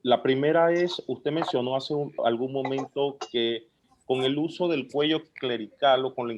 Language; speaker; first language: Spanish; native; Spanish